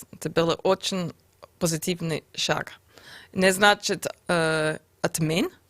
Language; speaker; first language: Russian; non-native, learner; English